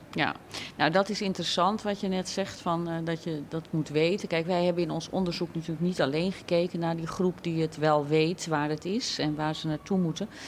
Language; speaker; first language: Dutch; native; Dutch